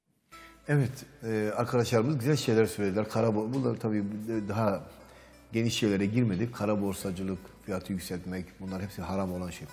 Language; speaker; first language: Turkish; native; Turkish